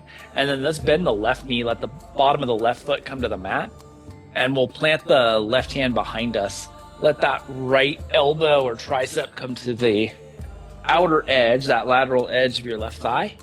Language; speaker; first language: English; native; English